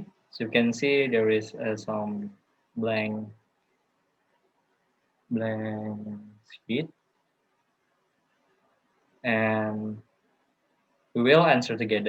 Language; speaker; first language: English; non-native, learner; Indonesian